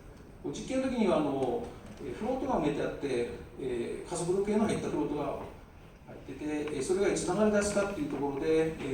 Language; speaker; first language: Japanese; native; Japanese